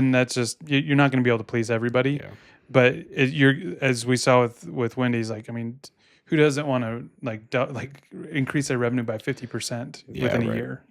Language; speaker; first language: English; native; English